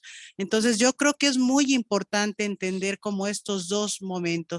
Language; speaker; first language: Spanish; native; Spanish